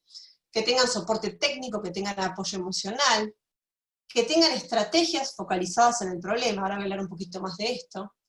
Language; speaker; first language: Spanish; native; Spanish